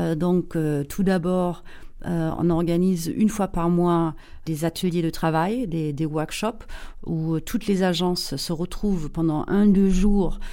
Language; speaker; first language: French; non-native, fluent; German